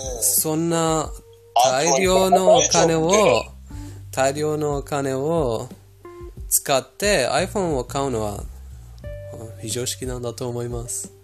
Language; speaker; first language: Japanese; non-native, fluent; Persian